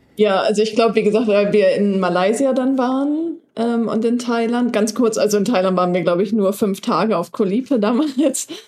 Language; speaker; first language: German; native; German